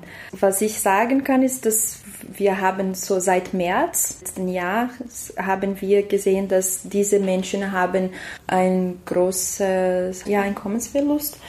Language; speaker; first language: German; non-native, learner; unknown